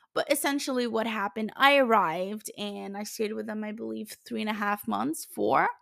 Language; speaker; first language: English; non-native, fluent; Italian